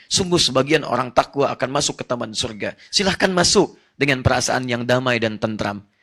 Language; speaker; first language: Indonesian; native; Indonesian